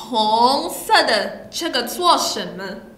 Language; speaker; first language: Chinese; non-native, fluent; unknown